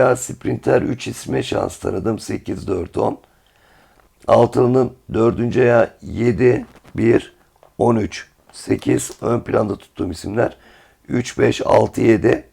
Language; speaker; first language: Turkish; native; Turkish